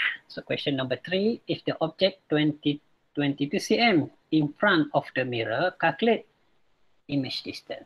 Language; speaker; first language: English; non-native, local second language; Malay